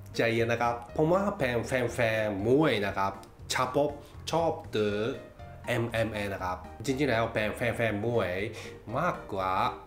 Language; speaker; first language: Thai; non-native, fluent; Japanese